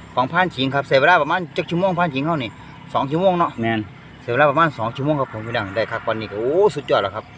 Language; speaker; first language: Thai; native; Thai